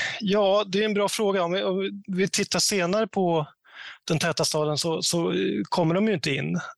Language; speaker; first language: Swedish; native; Swedish